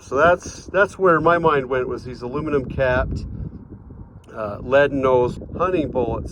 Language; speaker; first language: English; native; English